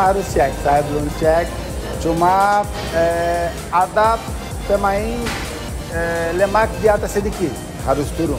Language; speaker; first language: Indonesian; non-native, learner; Portuguese